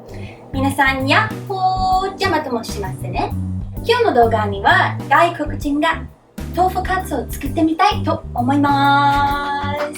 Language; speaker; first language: Japanese; non-native, learner; English